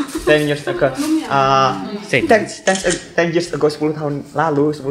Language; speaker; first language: English; non-native, learner; Indonesian